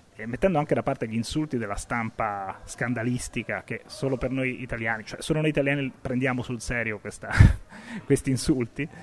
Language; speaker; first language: Italian; native; Italian